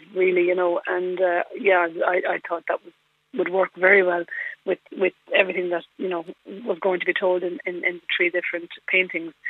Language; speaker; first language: English; native; English